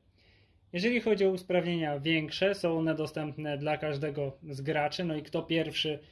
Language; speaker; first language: Polish; native; Polish